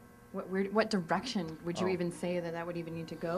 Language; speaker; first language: English; native; English